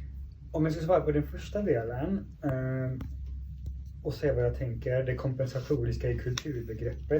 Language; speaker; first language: Swedish; early bilingual, other home language; Persian